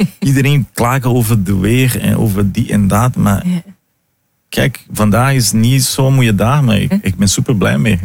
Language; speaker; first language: Dutch; non-native, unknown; Portuguese